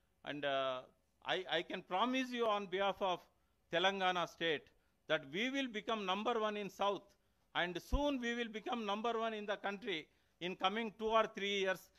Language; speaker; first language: English; non-native, local second language; Telugu